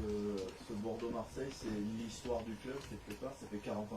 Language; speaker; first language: French; native; French